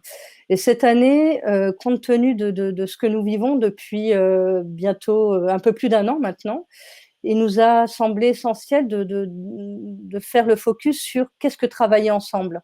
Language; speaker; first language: French; native; French